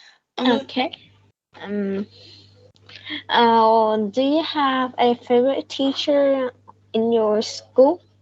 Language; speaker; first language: English; non-native, learner; Vietnamese